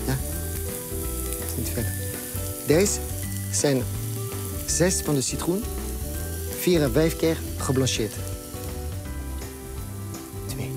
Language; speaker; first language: Dutch; non-native, fluent; French